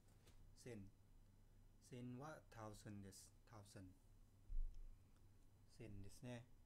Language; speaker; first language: Japanese; non-native, fluent; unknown